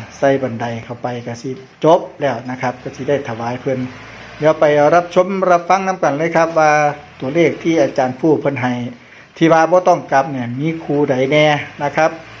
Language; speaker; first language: Thai; native; Thai